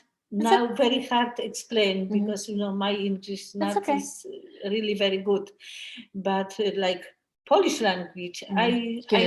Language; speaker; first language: English; non-native, learner; Polish